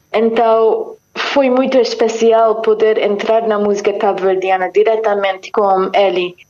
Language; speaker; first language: Portuguese; non-native, fluent; English